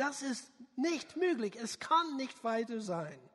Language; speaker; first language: German; non-native, learner; English